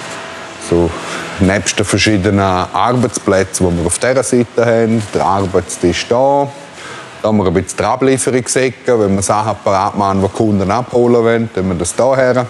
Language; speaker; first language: German; native; German